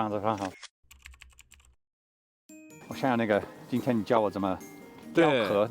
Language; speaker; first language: Chinese; non-native, learner; English